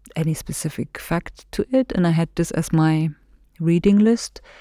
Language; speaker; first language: English; non-native, fluent; German